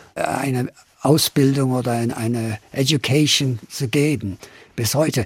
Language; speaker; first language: German; non-native, fluent; English